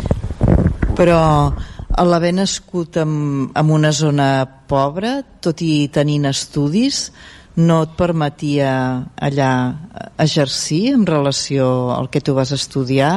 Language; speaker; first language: Catalan; native; Catalan